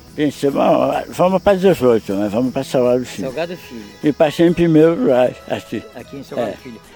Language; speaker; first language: Portuguese; native; Portuguese